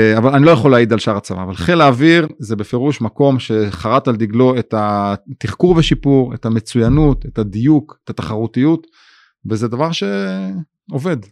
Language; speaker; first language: Hebrew; native; Hebrew